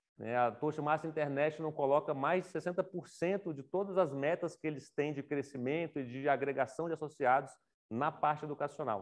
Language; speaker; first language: Portuguese; native; Portuguese